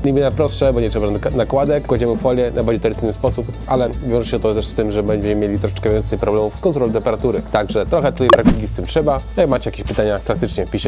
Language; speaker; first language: Polish; native; Polish